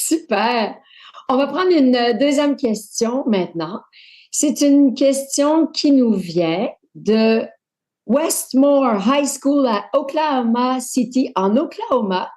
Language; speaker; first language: French; native; French